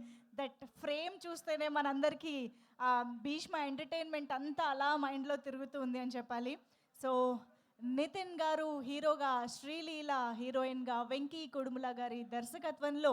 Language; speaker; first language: Telugu; native; Telugu